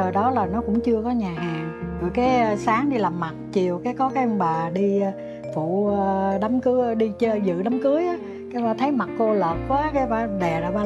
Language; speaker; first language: Vietnamese; native; Vietnamese